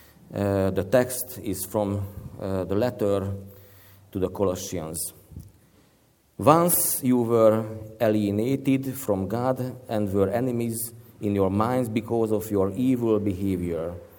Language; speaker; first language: English; non-native, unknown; Hungarian